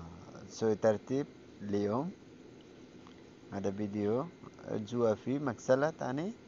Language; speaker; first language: Arabic; non-native, learner; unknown